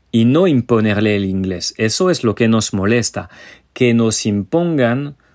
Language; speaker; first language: Spanish; non-native, fluent; French